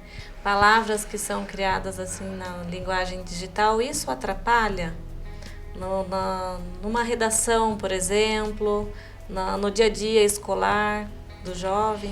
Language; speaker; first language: Portuguese; native; Portuguese